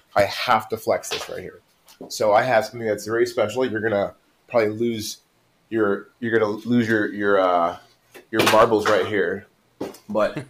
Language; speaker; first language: English; native; English